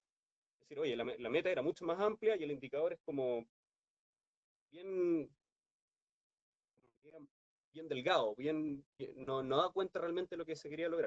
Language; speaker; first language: Spanish; native; Spanish